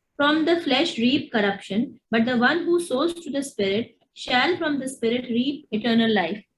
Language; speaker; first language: English; non-native, local second language; Hindi